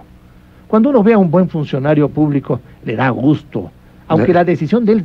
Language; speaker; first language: Spanish; native; Spanish